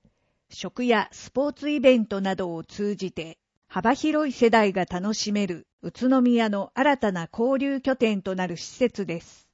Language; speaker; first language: Japanese; native; Japanese